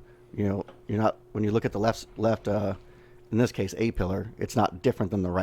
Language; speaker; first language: English; native; English